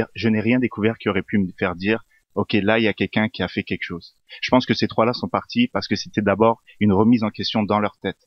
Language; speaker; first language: French; non-native, local second language; Arabic